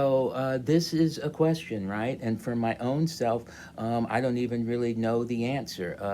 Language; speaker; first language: English; native; English